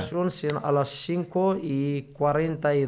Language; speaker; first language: Catalan; non-native, learner; Arabic